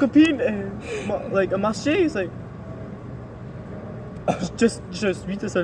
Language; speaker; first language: French; non-native, learner; English